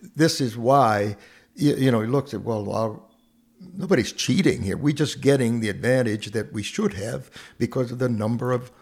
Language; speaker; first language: English; non-native, fluent; Hungarian